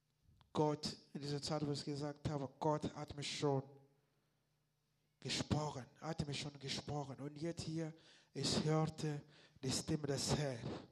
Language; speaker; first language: German; non-native, learner; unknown